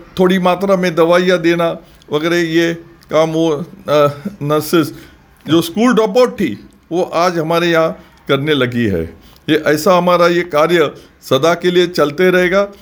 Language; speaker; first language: Hindi; non-native, local second language; Marathi